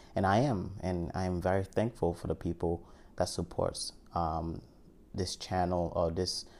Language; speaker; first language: English; early bilingual, other home language; Haitian Creole